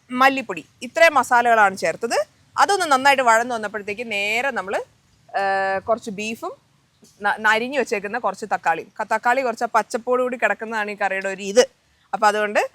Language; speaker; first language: Malayalam; native; Malayalam